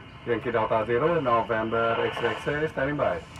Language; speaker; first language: English; non-native, fluent; Indonesian